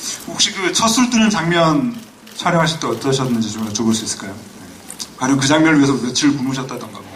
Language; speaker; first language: Korean; native; Korean